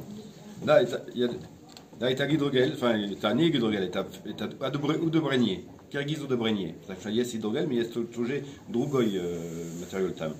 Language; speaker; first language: Russian; non-native, learner; French